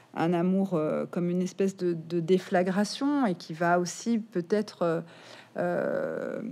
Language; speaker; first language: French; native; French